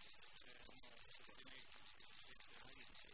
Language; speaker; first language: Spanish; non-native, fluent; Portuguese